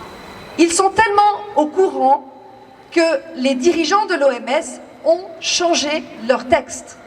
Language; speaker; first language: French; native; French